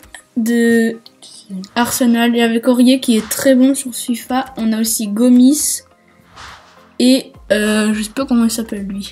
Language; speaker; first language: French; native; French